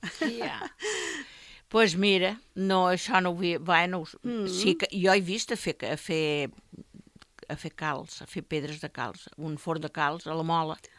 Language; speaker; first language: Catalan; native; Catalan